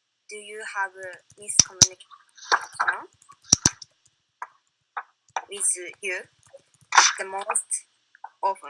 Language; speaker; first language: English; non-native, learner; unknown